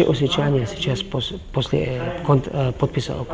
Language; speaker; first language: Russian; non-native, learner; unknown